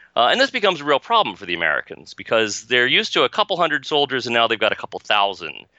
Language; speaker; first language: English; native; English